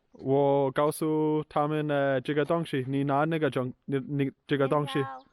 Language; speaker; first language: Chinese; non-native, learner; English